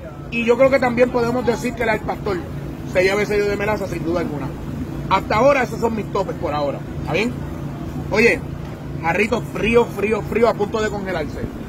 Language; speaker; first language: Spanish; native; Spanish